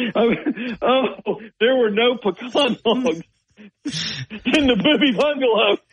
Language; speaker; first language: English; native; English